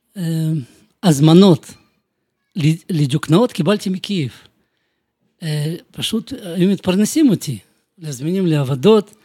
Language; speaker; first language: Hebrew; non-native, fluent; Russian